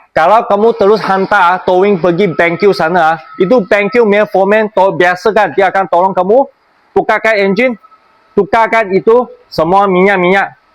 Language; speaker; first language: Malay; non-native, local second language; Chinese